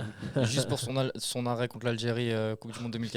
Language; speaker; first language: French; native; French